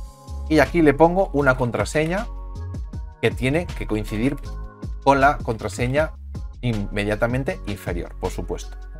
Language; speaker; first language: Spanish; native; Spanish